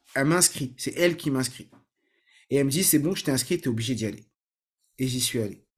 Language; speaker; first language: French; native; French